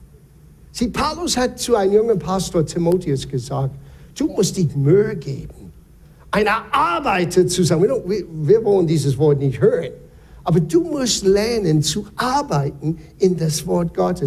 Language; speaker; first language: German; non-native, fluent; English